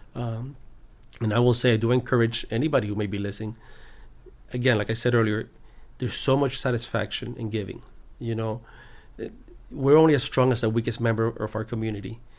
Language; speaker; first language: English; early bilingual, other home language; Spanish